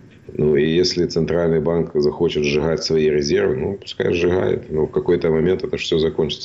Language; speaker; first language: Russian; native; Russian